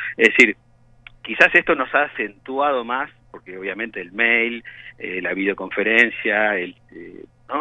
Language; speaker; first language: Spanish; native; Spanish